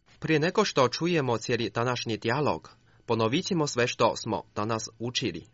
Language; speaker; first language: Croatian; non-native, fluent; Chinese